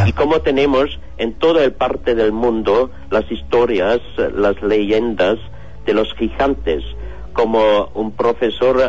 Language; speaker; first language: Spanish; non-native, learner; German